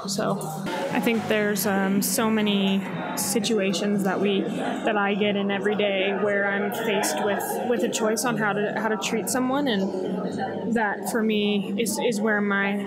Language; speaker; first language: English; native; English